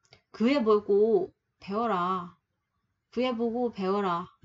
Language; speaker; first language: Korean; non-native, fluent; Vietnamese